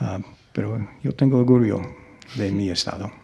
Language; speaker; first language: Spanish; non-native, fluent; English